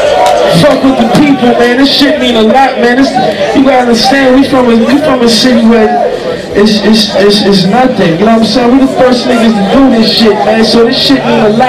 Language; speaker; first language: English; native; English